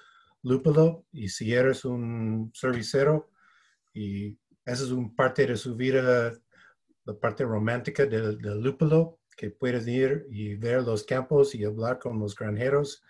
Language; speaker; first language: Spanish; non-native, fluent; English